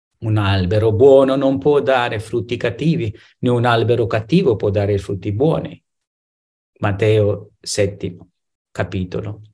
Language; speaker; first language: Italian; non-native, fluent; Spanish